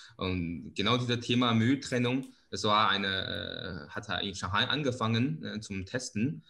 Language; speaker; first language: German; non-native, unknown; Chinese